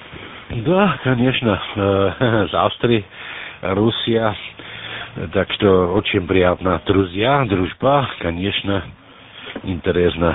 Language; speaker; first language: Russian; non-native, learner; German